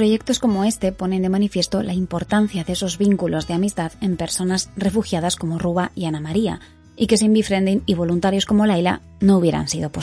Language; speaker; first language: Spanish; native; Spanish